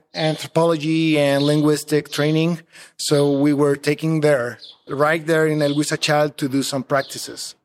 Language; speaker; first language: English; non-native, fluent; Spanish